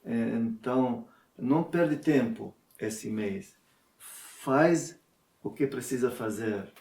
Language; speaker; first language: Portuguese; non-native, learner; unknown